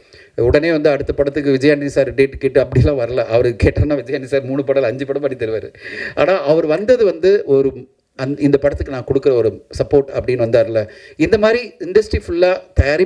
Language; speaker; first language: Tamil; native; Tamil